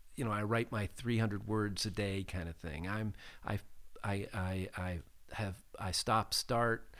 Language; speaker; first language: English; native; English